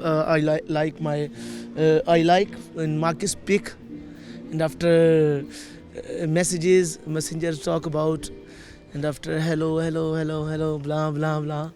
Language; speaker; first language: English; non-native, learner; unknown